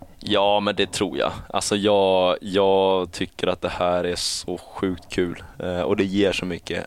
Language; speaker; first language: Swedish; early bilingual, other home language; Chinese